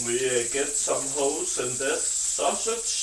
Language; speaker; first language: English; non-native, learner; Danish